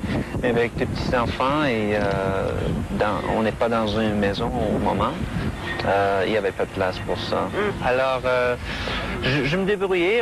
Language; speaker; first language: French; non-native, fluent; English